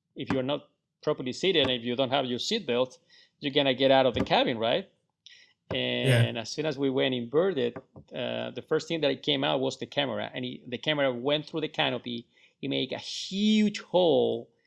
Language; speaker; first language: English; non-native, fluent; Spanish